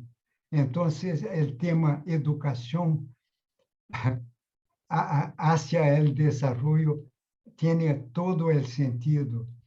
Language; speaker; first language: Spanish; non-native, fluent; Portuguese